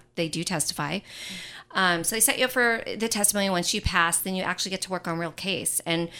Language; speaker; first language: English; native; English